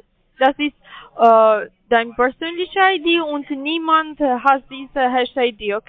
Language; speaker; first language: German; non-native, learner; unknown